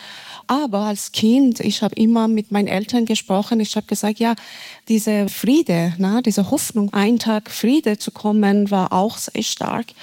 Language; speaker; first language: German; non-native, fluent; Persian